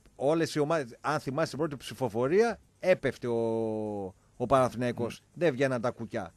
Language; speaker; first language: Greek; native; Greek